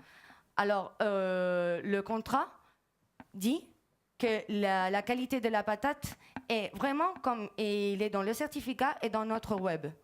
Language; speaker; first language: French; non-native, fluent; Spanish